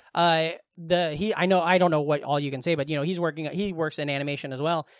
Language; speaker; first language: English; native; English